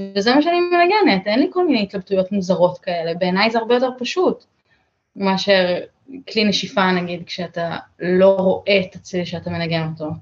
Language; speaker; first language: Hebrew; native; Hebrew